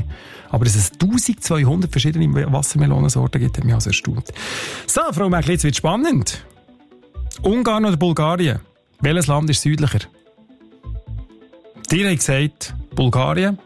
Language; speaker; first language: German; native; German